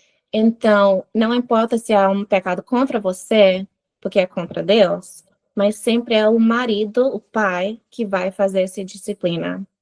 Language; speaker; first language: Portuguese; non-native, fluent; English